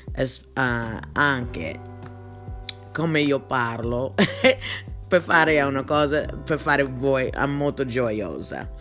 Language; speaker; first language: Italian; non-native, learner; English